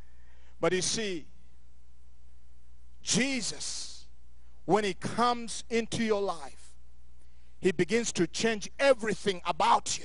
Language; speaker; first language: English; non-native, local second language; Ganda